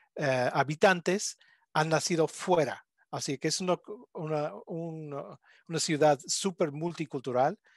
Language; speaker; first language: Spanish; non-native, fluent; English